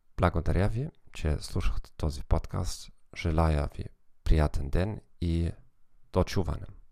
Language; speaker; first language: Bulgarian; non-native, fluent; German